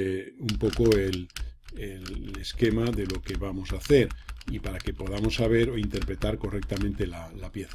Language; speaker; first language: Spanish; native; Spanish